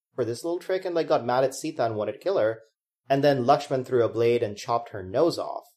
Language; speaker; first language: English; non-native, local second language; Hindi